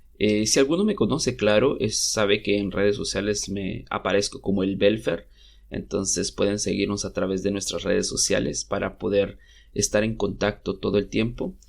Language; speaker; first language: Spanish; native; Spanish